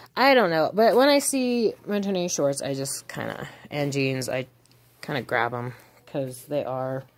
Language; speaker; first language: English; native; English